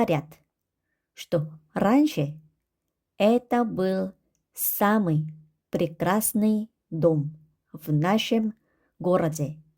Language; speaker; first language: Russian; non-native, fluent; Korean